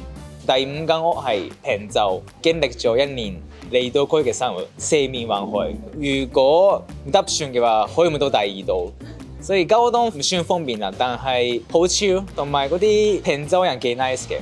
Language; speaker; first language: Cantonese; non-native, fluent; Japanese